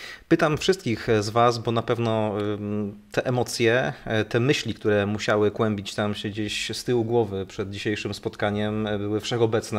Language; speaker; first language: Polish; native; Polish